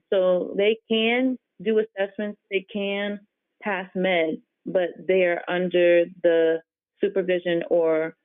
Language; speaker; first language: English; native; English